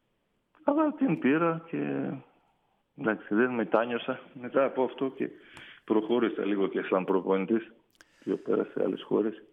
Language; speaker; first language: Greek; non-native, fluent; Russian